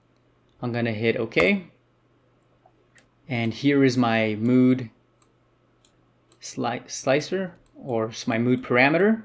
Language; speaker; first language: English; native; English